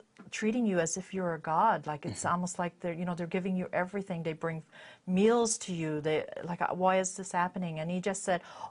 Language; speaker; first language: English; native; English